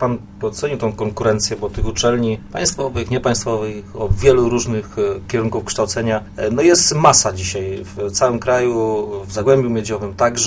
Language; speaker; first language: Polish; native; Polish